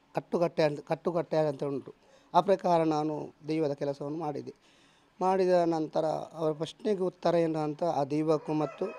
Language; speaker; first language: Kannada; non-native, local second language; Tulu